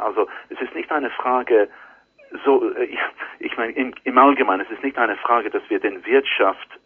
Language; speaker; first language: German; non-native, learner; English